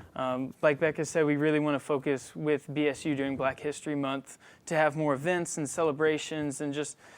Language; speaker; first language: English; native; English